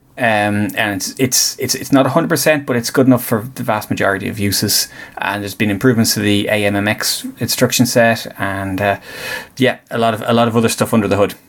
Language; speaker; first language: English; native; English